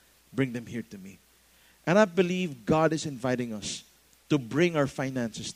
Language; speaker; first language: English; non-native, local second language; Filipino